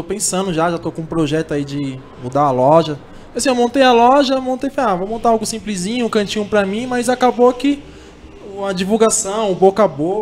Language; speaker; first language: Portuguese; native; Portuguese